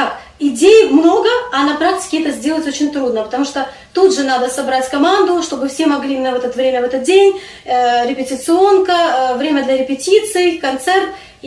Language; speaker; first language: Russian; non-native, local second language; Crimean Tatar